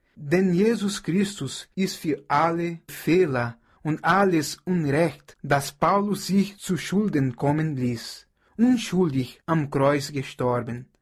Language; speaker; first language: German; non-native, fluent; Portuguese